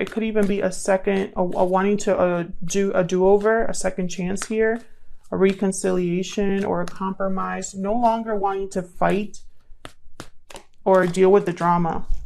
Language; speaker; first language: English; native; English